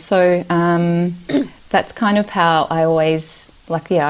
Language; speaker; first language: English; early bilingual, other home language; Romanian